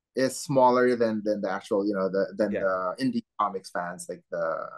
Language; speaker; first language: English; non-native, local second language; Filipino